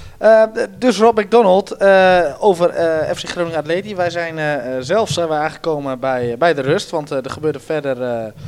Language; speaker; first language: Dutch; native; Dutch